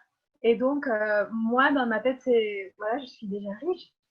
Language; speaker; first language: French; non-native, fluent; Spanish